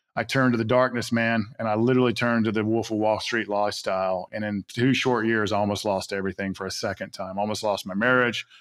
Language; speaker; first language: English; native; English